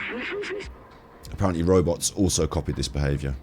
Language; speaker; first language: English; native; English